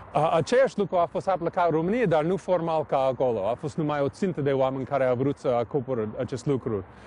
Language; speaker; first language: Romanian; non-native, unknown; English